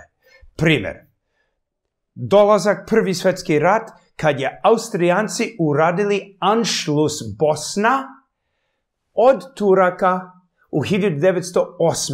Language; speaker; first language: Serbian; early bilingual, heritage; English